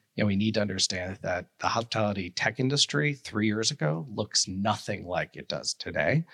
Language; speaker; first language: English; native; English